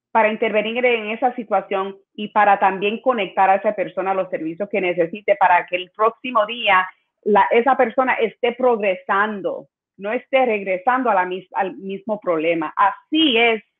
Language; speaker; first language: Spanish; early bilingual, heritage; Spanish